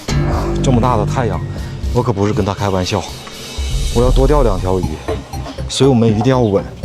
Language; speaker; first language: Chinese; native; Chinese